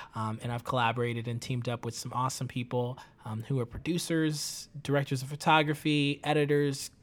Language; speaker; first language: English; early bilingual, other home language; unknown